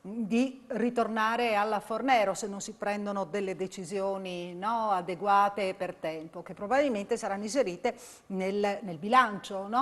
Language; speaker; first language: Italian; native; Italian